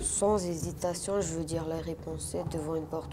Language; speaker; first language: French; non-native, learner; Urdu